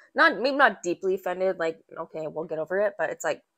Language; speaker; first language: English; native; English